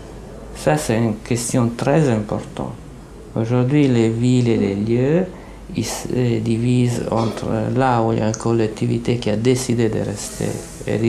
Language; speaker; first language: French; non-native, fluent; Italian